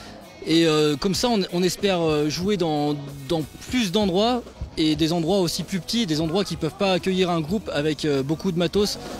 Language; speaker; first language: French; native; French